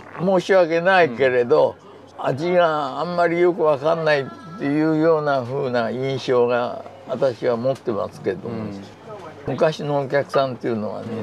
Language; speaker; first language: Japanese; native; Japanese